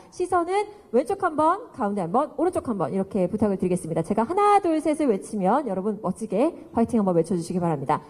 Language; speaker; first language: Korean; native; Korean